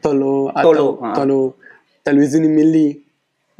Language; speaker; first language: Indonesian; non-native, fluent; Pashto